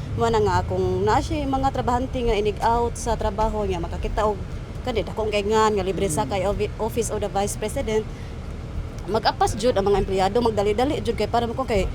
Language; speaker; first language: Cebuano; native; Cebuano